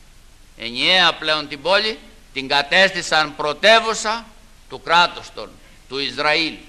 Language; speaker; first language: Greek; native; Greek